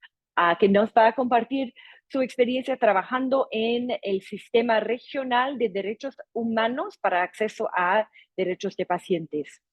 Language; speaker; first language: Spanish; non-native, fluent; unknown